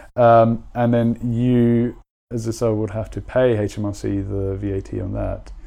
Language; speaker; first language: English; native; English